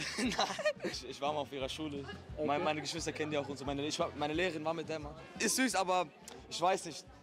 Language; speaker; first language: German; early bilingual, other home language; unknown